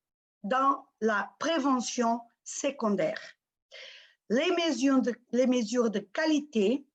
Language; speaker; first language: French; non-native, fluent; Portuguese